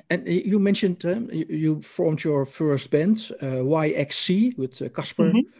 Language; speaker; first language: English; non-native, learner; Dutch